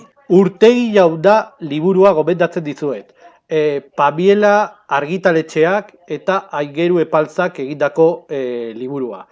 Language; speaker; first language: Basque; non-native, local second language; Spanish